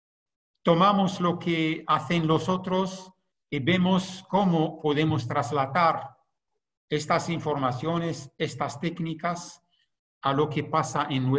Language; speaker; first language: Spanish; non-native, fluent; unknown